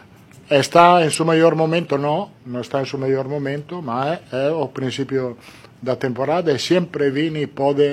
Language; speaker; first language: Portuguese; non-native, learner; Italian